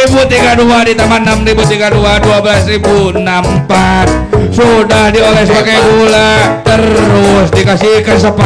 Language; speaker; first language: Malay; non-native, local second language; Sundanese